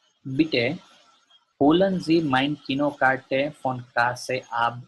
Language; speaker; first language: German; non-native, learner; Gujarati